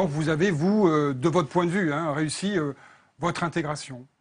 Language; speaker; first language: French; native; French